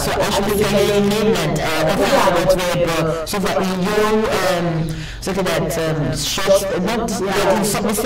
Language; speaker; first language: Dutch; non-native, learner; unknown